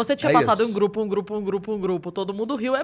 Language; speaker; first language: Portuguese; native; Portuguese